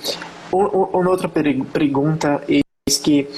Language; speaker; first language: Spanish; non-native, learner; Portuguese